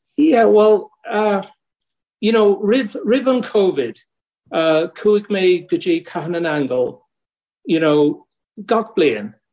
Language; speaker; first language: Irish; non-native, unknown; English